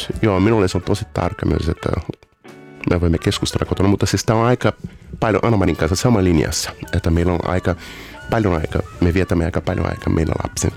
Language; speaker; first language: Finnish; non-native, learner; Portuguese